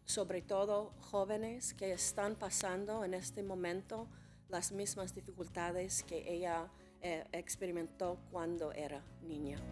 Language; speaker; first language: Spanish; non-native, fluent; English